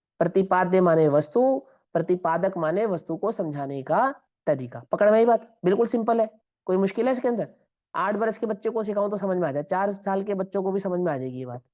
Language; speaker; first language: Hindi; non-native, local second language; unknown